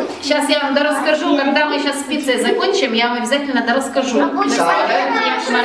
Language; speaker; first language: Russian; native; Russian